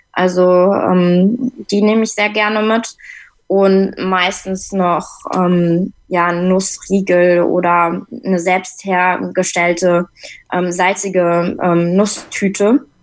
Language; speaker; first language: German; native; German